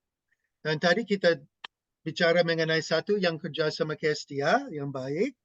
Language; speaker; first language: Indonesian; non-native, fluent; English